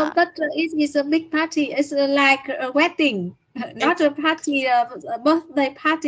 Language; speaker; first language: English; non-native, learner; Vietnamese